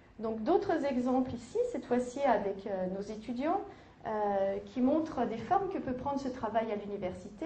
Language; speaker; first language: French; native; French